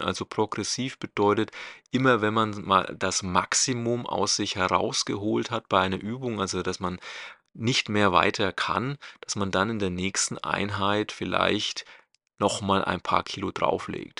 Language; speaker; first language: German; native; German